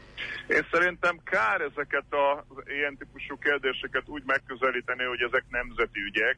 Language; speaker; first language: Hungarian; native; Hungarian